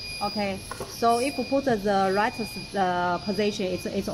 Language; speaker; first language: English; non-native, learner; Chinese